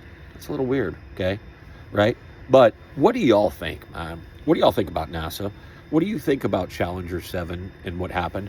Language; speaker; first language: English; native; English